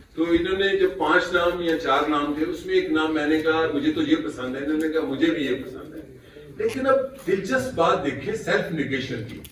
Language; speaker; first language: Urdu; non-native, local second language; Punjabi